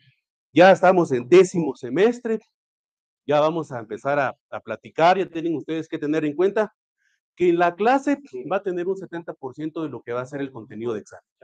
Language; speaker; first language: Spanish; native; Spanish